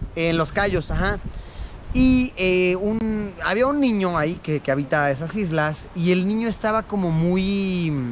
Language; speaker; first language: Spanish; native; Spanish